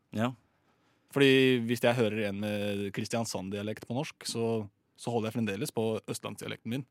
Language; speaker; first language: Norwegian; native; Norwegian